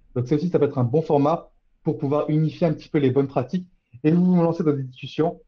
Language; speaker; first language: French; native; French